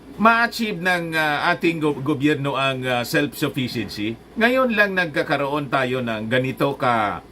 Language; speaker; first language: Filipino; non-native, local second language; Bikol